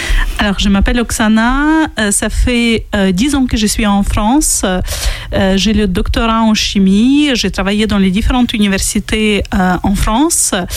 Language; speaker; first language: French; non-native, fluent; Ukrainian